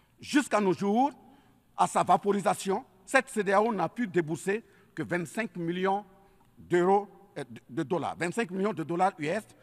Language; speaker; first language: French; native; French